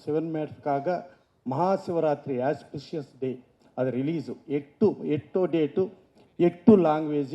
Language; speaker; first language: Tamil; non-native, learner; Telugu